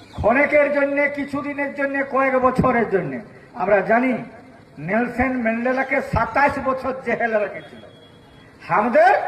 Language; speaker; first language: Bangla; native; Bangla